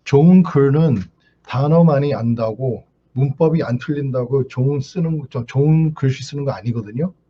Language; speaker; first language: Korean; early bilingual, heritage; Korean